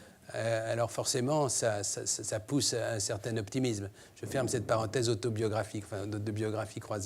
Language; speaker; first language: French; native; French